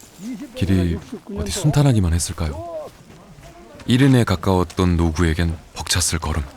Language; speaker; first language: Korean; native; Korean